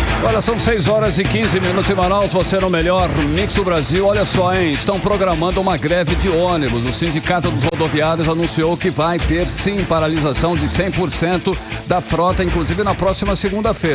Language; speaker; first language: Portuguese; native; Portuguese